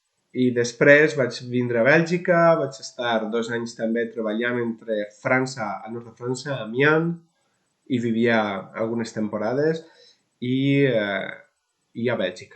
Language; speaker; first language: Catalan; non-native, local second language; Spanish